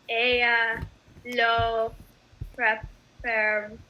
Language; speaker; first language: Spanish; non-native, learner; English